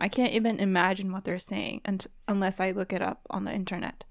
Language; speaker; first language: English; early bilingual, other home language; Japanese